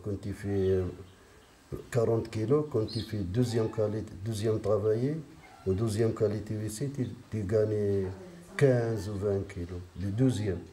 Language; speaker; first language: French; non-native, local second language; Arabic